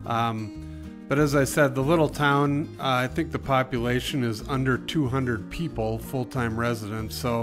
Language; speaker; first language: English; native; English